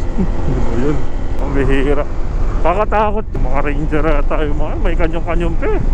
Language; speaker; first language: Filipino; native; Filipino